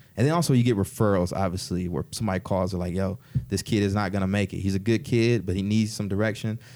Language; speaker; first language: English; native; English